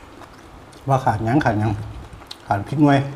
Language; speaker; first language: Thai; non-native, local second language; Northeastern Thai